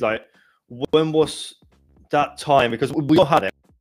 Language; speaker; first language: English; non-native, fluent; Spanish